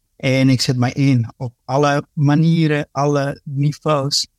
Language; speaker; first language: Dutch; early bilingual, other home language; Spanish